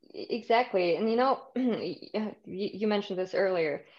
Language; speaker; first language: English; early bilingual, other home language; Russian